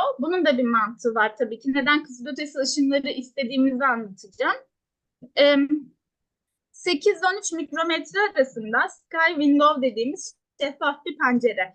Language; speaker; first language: Turkish; native; Turkish